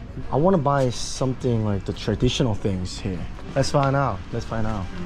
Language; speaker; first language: English; non-native, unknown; Korean